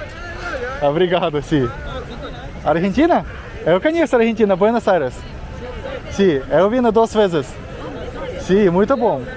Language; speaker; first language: Portuguese; non-native, learner; Russian